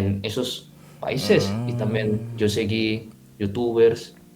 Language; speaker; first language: Spanish; non-native, fluent; Indonesian